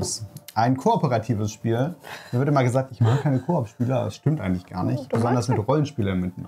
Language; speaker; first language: German; native; German